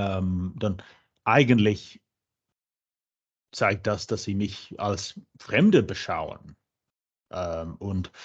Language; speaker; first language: German; non-native, fluent; English